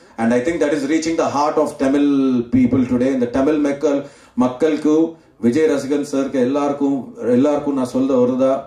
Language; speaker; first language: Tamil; non-native, learner; Telugu